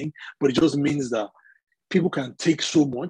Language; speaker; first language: English; non-native, local second language; Yoruba